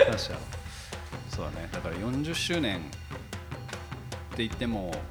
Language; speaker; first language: Japanese; native; Japanese